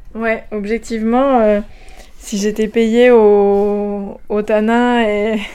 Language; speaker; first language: French; native; French